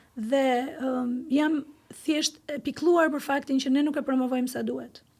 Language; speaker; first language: Albanian; non-native, local second language; Greek